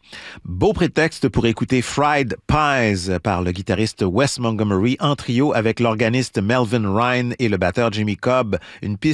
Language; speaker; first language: French; native; French